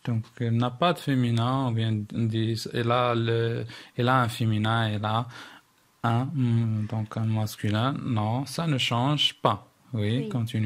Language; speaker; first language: French; non-native, local second language; Arabic